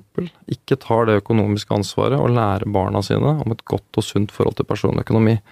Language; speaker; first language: Norwegian; native; Norwegian